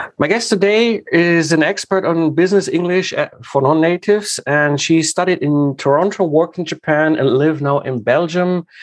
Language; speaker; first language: English; non-native, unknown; German